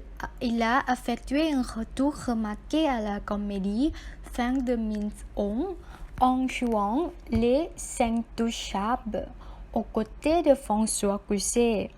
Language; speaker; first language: French; non-native, learner; Thai